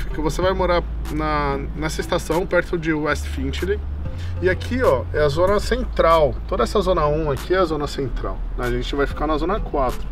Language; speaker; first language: Portuguese; native; Portuguese